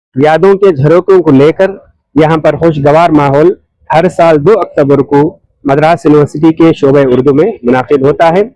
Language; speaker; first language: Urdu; native; Urdu